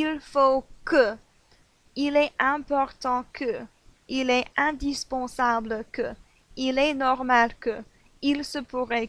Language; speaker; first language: French; non-native, fluent; English